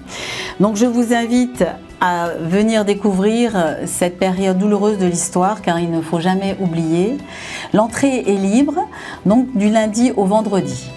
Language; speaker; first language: French; native; French